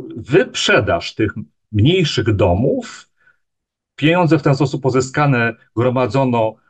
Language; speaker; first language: Polish; native; Polish